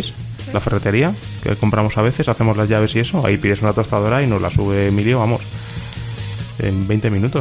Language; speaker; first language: Spanish; native; Spanish